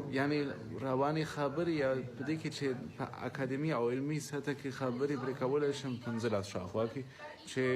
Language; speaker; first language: Pashto; non-native, fluent; German